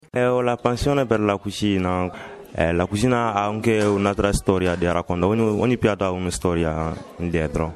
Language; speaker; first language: Italian; non-native, learner; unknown